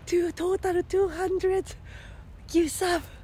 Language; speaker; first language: English; non-native, fluent; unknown